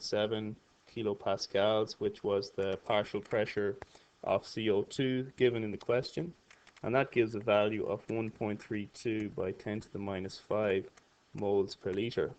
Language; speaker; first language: English; native; English